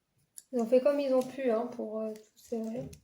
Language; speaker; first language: French; native; French